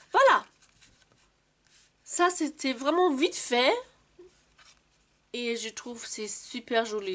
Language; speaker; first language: French; non-native, fluent; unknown